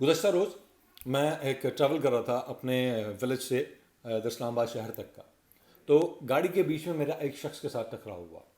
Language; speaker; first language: Urdu; non-native, local second language; Punjabi